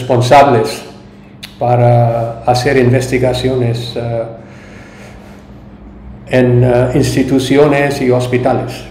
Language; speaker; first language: Spanish; non-native, learner; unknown